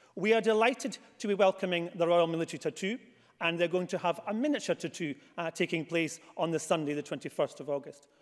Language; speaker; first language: English; native; English